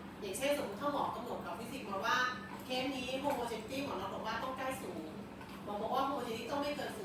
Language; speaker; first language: Thai; native; Thai